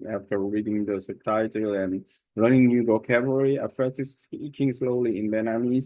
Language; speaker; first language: English; non-native, learner; Korean